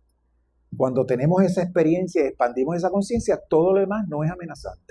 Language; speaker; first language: Spanish; native; Spanish